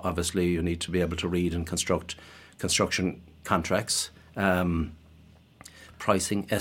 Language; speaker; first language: English; native; English